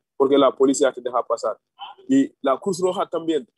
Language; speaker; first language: Spanish; non-native, fluent; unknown